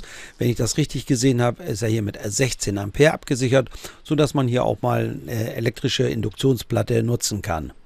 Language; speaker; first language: German; native; German